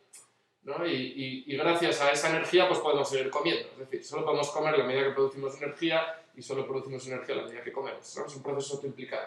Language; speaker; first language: Spanish; native; Spanish